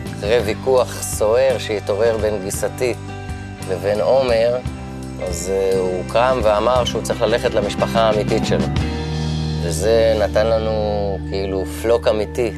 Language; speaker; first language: Hebrew; native; Hebrew